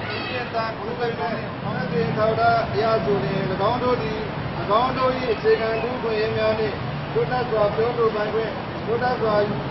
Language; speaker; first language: Burmese; non-native, local second language; Hakha Chin